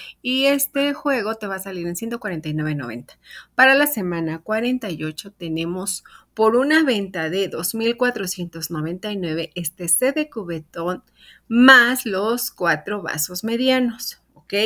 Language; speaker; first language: Spanish; native; Spanish